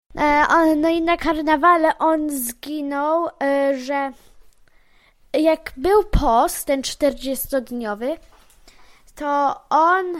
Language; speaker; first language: Polish; early bilingual, heritage; Polish